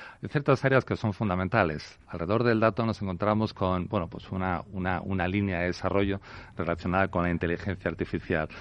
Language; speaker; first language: Spanish; native; Spanish